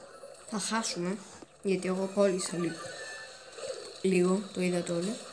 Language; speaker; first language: Greek; early bilingual, heritage; Greek